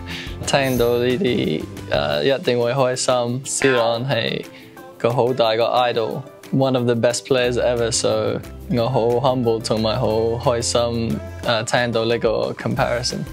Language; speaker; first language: Cantonese; early bilingual, heritage; English